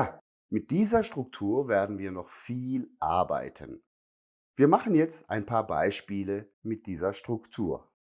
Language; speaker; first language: German; non-native, fluent; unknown